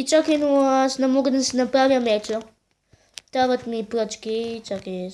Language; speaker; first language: Bulgarian; native; Bulgarian